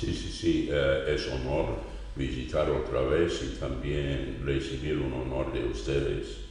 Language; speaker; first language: Spanish; non-native, fluent; English